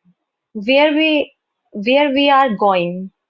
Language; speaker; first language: English; non-native, learner; Hindi